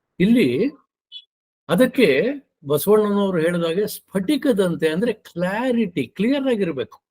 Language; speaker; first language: Kannada; native; Kannada